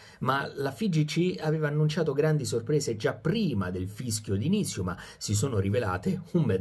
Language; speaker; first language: Italian; native; Italian